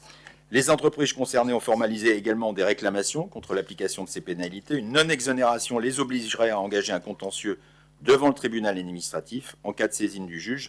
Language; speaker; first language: French; native; French